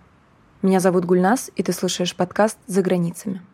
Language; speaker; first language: Russian; native; Russian